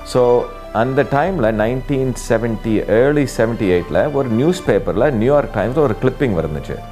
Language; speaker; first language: Tamil; early bilingual, heritage; Tamil